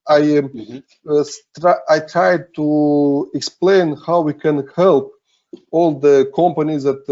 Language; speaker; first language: English; non-native, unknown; Romanian